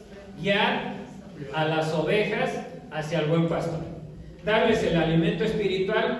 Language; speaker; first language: Spanish; native; Spanish